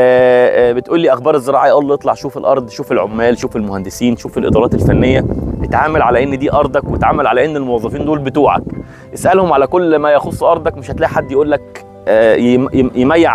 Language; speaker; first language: Arabic; native; Arabic